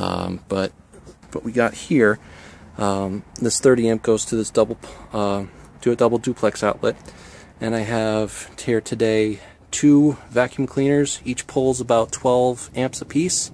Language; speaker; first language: English; native; English